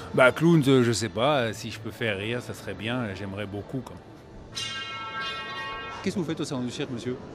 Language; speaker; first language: French; native; French